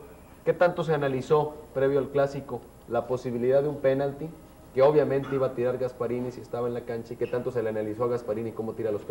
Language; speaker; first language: Spanish; native; Spanish